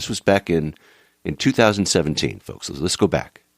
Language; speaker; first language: English; native; English